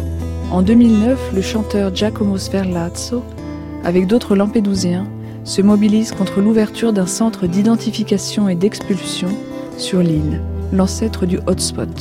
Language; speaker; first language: French; native; French